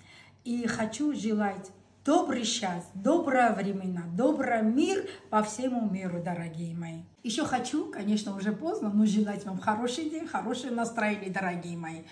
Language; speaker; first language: Russian; non-native, local second language; Armenian